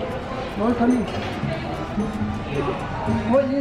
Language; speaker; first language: English; non-native, learner; Korean